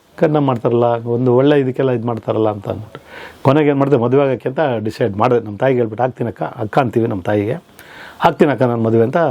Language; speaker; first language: Kannada; native; Kannada